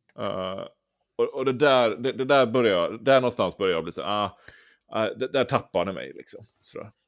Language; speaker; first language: Swedish; native; Swedish